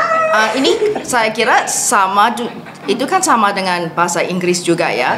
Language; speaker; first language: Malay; non-native, fluent; English